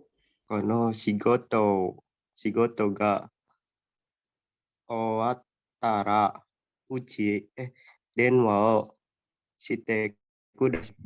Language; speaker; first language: Japanese; non-native, learner; Indonesian